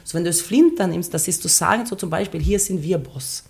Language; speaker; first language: German; non-native, fluent; Finnish